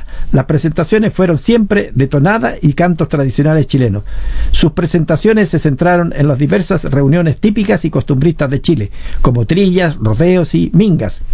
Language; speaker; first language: Spanish; native; Spanish